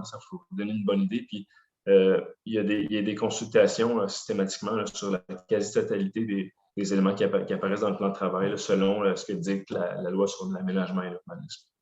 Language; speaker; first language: French; native; French